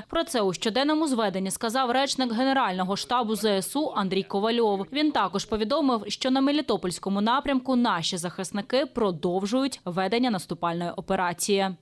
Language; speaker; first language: Ukrainian; native; Ukrainian